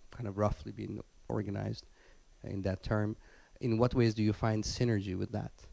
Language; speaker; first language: English; non-native, fluent; Persian